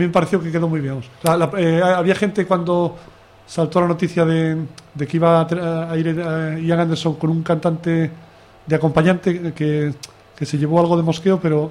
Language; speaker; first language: Spanish; native; Spanish